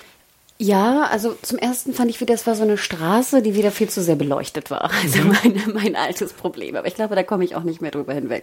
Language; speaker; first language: German; native; German